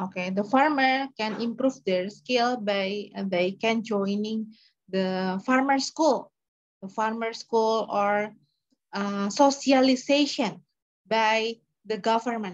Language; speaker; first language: English; non-native, learner; Indonesian